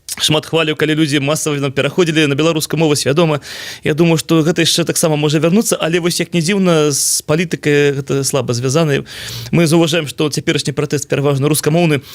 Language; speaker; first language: Belarusian; non-native, local second language; Russian